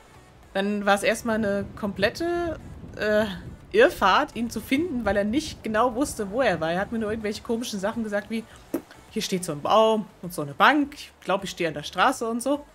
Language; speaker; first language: German; native; German